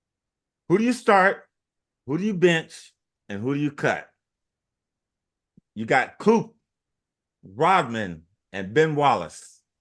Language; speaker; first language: English; native; English